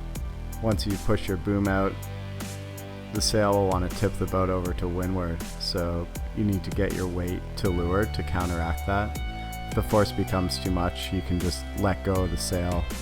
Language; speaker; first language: English; native; English